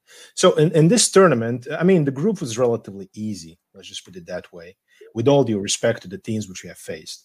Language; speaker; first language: English; non-native, fluent; Serbian